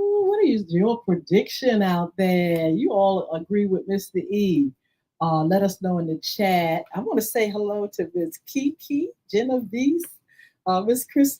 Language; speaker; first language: English; native; English